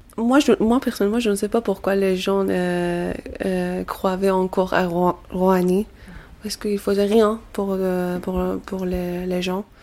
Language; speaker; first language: French; non-native, learner; Persian